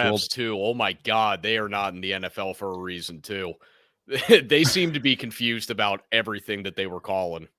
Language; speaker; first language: English; native; English